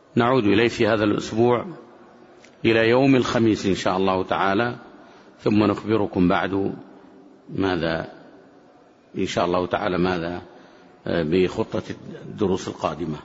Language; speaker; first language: Arabic; native; Arabic